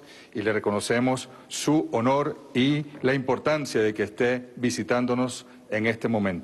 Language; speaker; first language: Spanish; native; Spanish